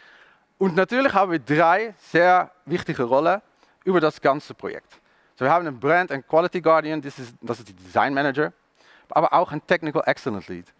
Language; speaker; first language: German; non-native, learner; Dutch